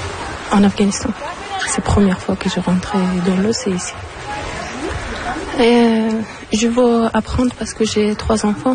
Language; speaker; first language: French; non-native, learner; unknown